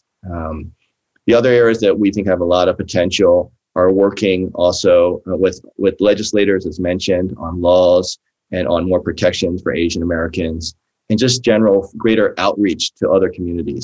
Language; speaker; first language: English; native; English